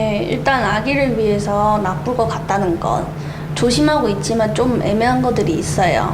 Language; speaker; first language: Korean; non-native, fluent; Chinese